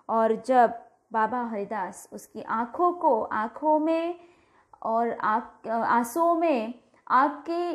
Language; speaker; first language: Hindi; non-native, local second language; Marathi